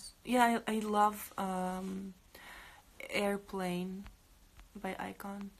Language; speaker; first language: English; non-native, fluent; Russian